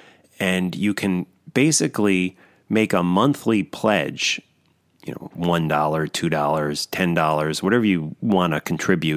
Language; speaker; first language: English; native; English